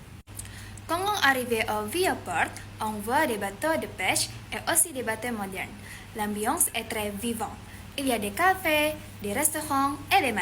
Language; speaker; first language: French; non-native, learner; Indonesian